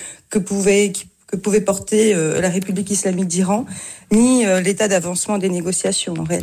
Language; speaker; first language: French; native; French